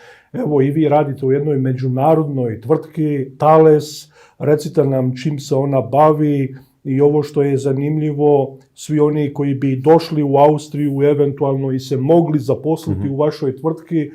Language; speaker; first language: Bosnian; native; Bosnian